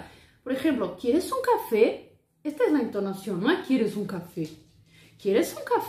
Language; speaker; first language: Spanish; non-native, fluent; Portuguese